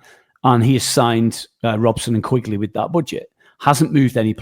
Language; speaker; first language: English; native; English